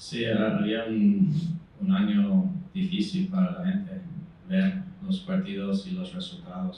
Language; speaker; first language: Spanish; non-native, fluent; English